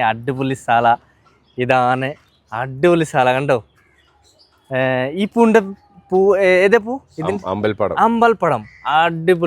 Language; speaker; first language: Malayalam; non-native, learner; Bangla